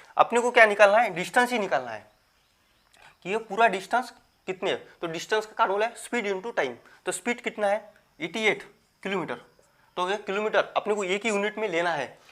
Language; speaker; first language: Hindi; non-native, local second language; Marathi